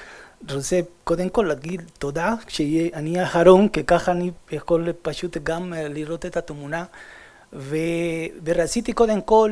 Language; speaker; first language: Hebrew; non-native, fluent; Spanish